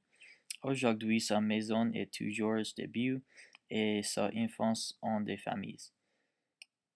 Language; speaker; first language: French; non-native, learner; English